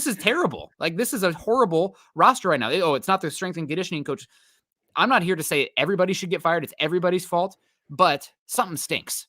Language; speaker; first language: English; native; English